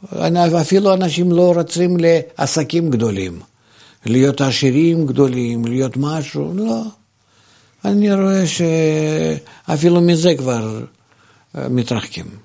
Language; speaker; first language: Hebrew; non-native, fluent; Russian